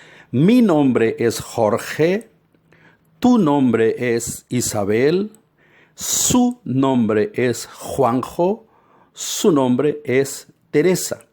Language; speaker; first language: Spanish; non-native, fluent; Portuguese